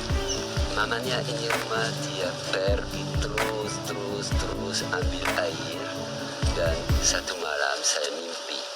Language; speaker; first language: Indonesian; non-native, learner; French